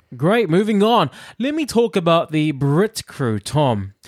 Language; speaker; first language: English; native; English